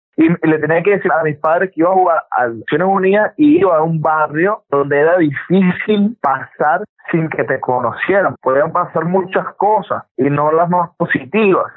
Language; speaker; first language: Spanish; native; Spanish